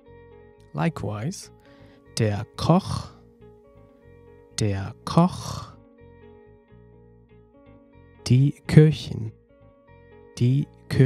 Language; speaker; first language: German; non-native, fluent; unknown